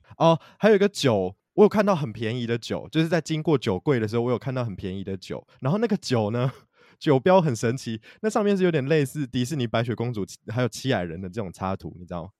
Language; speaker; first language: Chinese; native; Chinese